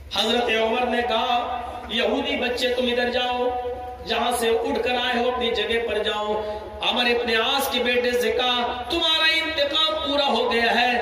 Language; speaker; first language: Hindi; native; Hindi